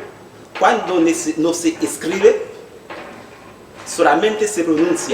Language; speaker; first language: Spanish; non-native, fluent; Haitian Creole